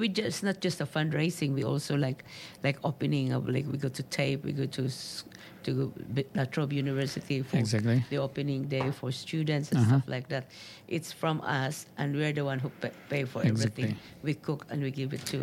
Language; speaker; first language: English; non-native, local second language; Cebuano